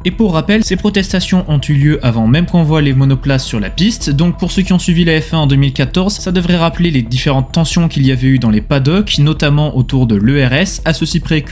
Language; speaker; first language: French; native; French